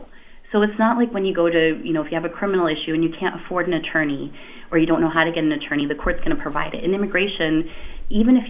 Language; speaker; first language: English; native; English